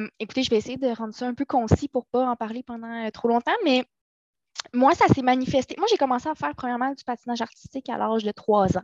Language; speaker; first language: French; native; French